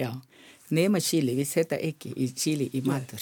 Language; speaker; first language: Icelandic; non-native, learner; Thai